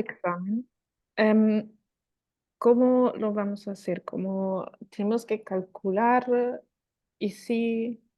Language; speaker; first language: Spanish; non-native, learner; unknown